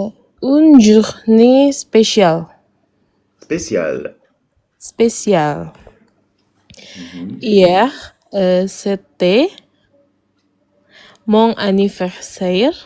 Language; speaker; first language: French; non-native, learner; Arabic